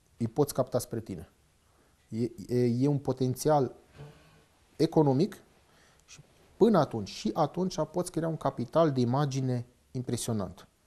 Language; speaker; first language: Romanian; non-native, local second language; Hungarian